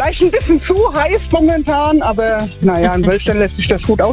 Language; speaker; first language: German; native; German